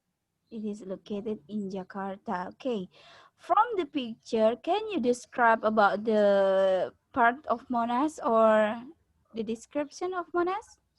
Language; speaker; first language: English; non-native, learner; Indonesian